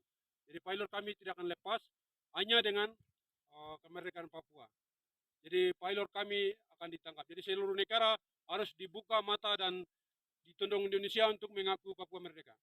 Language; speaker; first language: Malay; non-native, local second language; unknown